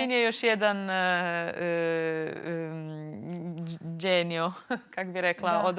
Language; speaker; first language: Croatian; non-native, local second language; Albanian